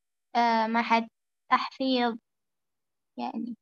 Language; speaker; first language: Arabic; non-native, learner; Indonesian